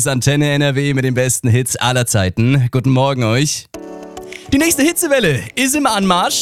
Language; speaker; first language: German; native; German